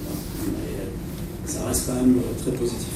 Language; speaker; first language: French; native; French